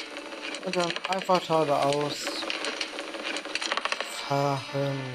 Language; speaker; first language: German; non-native, learner; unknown